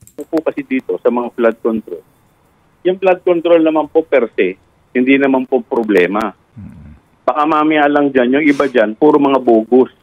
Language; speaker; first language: Filipino; native; Filipino